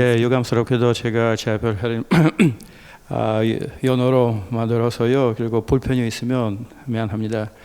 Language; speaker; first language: Korean; non-native, fluent; Russian